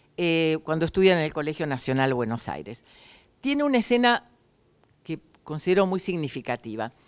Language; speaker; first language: Spanish; native; Spanish